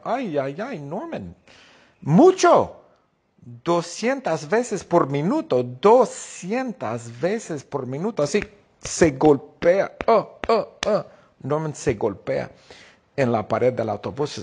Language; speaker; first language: Spanish; non-native, fluent; English